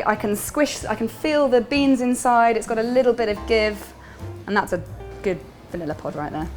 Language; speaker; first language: English; native; English